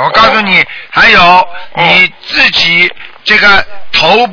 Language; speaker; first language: Chinese; native; Chinese